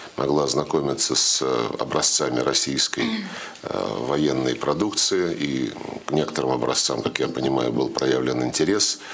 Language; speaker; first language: Russian; native; Russian